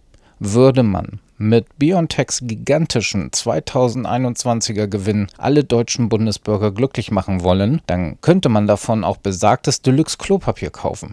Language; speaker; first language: German; native; German